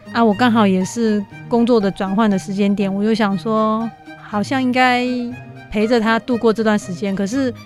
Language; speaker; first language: Chinese; native; Chinese